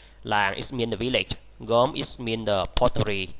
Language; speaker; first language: English; non-native, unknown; Vietnamese